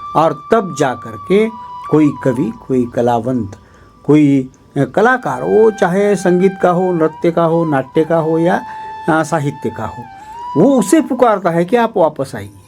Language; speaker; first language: Hindi; non-native, local second language; Marathi